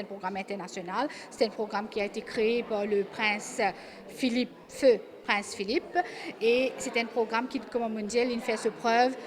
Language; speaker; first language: French; non-native, local second language; Morisyen